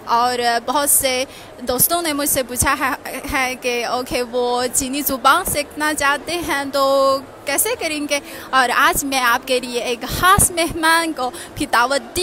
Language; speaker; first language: Hindi; non-native, learner; Chinese